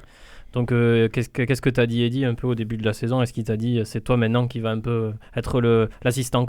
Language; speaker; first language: French; native; French